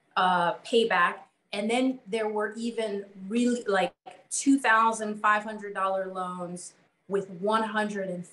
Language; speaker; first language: English; native; English